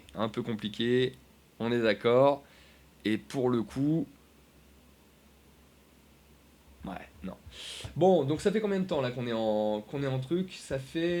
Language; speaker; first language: French; native; French